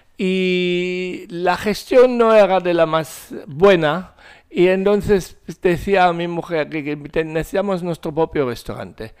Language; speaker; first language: Spanish; non-native, fluent; German